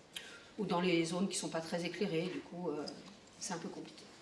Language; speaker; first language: French; native; French